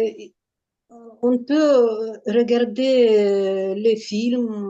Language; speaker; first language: French; non-native, learner; Ukrainian